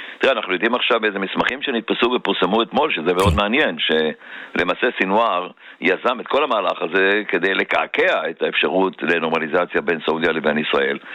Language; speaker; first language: Hebrew; native; Hebrew